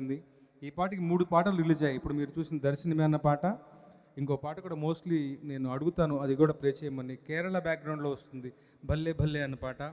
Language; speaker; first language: Telugu; native; Telugu